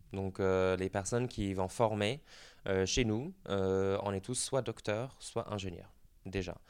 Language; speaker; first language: French; non-native, fluent; English